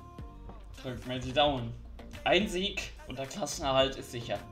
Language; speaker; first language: German; native; German